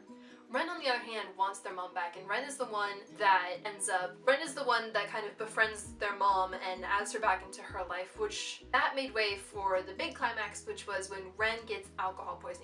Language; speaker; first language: English; native; English